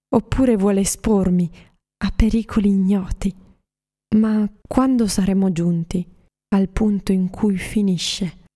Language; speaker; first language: Italian; native; Italian